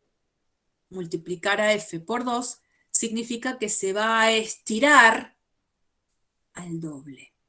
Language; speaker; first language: Spanish; native; Spanish